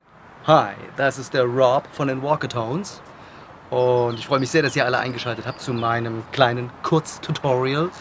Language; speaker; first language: German; native; German